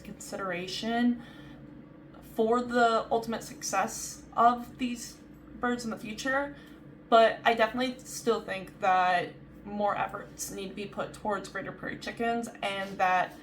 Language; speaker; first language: English; native; English